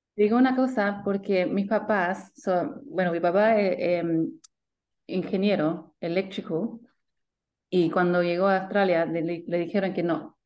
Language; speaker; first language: Spanish; early bilingual, heritage; Spanish